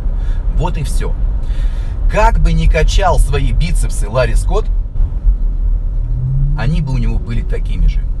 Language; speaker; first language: Russian; native; Russian